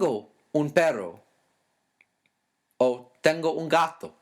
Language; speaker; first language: Spanish; non-native, fluent; English